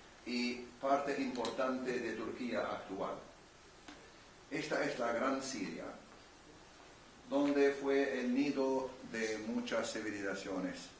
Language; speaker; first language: Spanish; non-native, fluent; Arabic